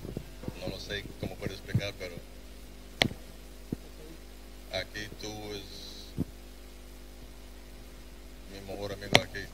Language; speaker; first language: Spanish; non-native, learner; English